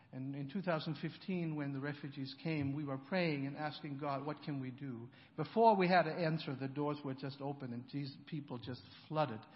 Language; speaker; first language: English; non-native, fluent; German